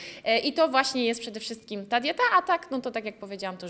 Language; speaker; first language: Polish; native; Polish